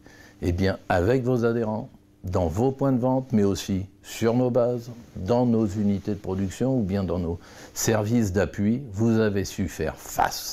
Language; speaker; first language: French; native; French